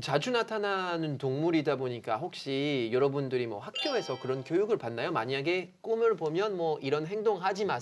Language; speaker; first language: Korean; non-native, fluent; French